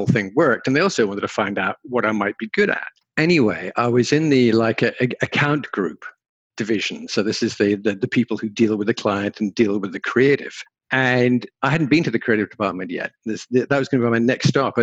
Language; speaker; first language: English; native; English